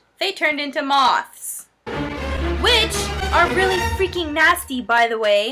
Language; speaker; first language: English; native; English